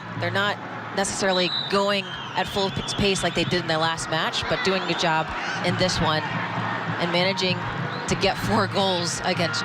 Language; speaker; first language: English; native; English